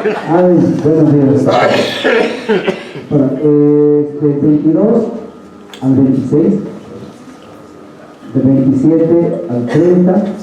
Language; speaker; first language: Spanish; native; Spanish